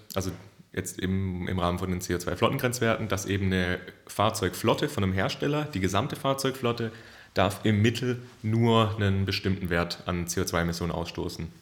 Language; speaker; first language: German; native; German